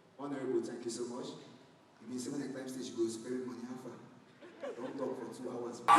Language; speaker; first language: Nigerian Pidgin; non-native, local second language; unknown